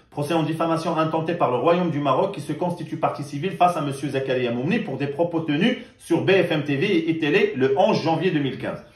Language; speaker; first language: French; non-native, local second language; Arabic